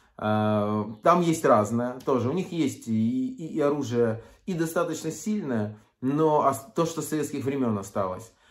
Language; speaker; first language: Russian; native; Russian